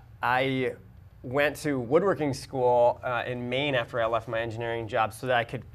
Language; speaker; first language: English; native; English